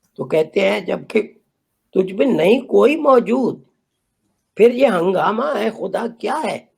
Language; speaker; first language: Urdu; non-native, local second language; Saraiki